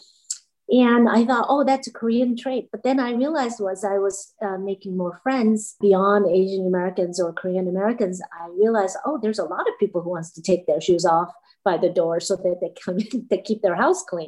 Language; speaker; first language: English; non-native, fluent; Korean